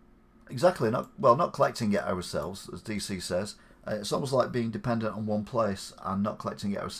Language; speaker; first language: English; native; English